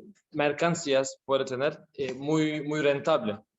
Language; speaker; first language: Spanish; non-native, learner; Turkish